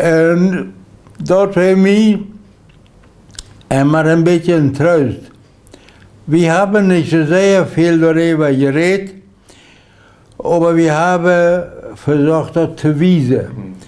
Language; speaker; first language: German; non-native, local second language; Low German